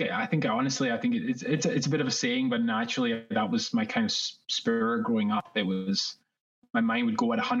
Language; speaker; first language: English; native; English